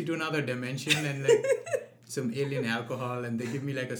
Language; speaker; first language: English; non-native, local second language; Nepali